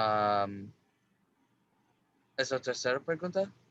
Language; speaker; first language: Spanish; non-native, learner; English